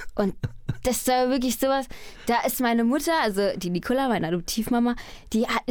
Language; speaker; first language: German; early bilingual, other home language; Spanish